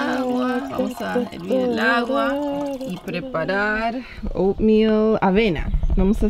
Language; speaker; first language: Spanish; native; Spanish